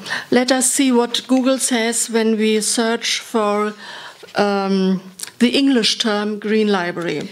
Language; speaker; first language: English; non-native, fluent; German